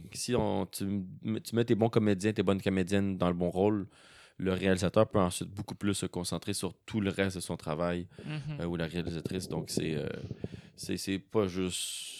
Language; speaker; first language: French; native; French